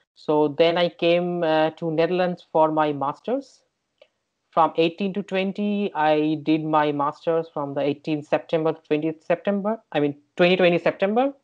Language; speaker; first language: English; non-native, local second language; Bangla